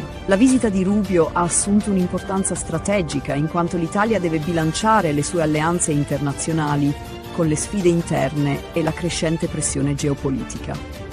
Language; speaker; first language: Italian; native; Italian